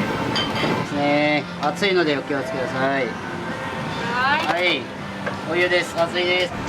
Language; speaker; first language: Japanese; native; Japanese